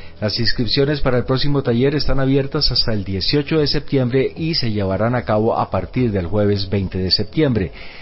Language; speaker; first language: Spanish; native; Spanish